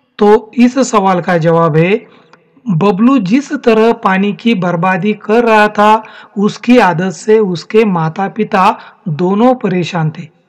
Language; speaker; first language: Hindi; non-native, local second language; Marathi